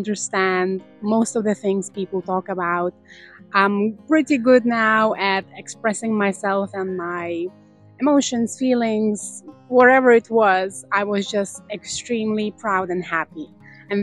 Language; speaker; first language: English; non-native, fluent; Lithuanian